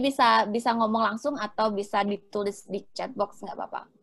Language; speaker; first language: Indonesian; native; Indonesian